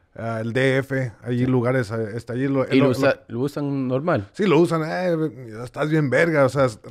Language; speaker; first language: Spanish; early bilingual, heritage; Spanish